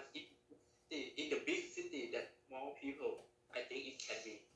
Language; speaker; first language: English; non-native, learner; Thai